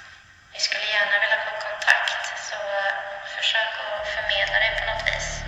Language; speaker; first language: Swedish; native; Swedish